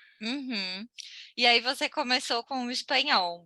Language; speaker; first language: Portuguese; native; Portuguese